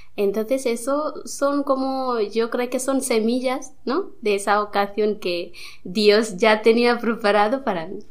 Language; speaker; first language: Spanish; non-native, fluent; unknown